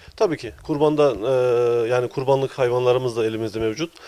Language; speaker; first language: Turkish; native; Turkish